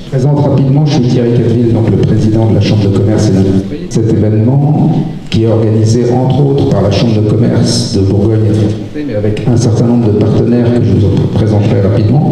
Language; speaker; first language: French; native; French